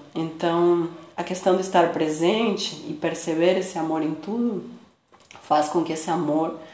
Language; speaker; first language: Portuguese; non-native, fluent; Spanish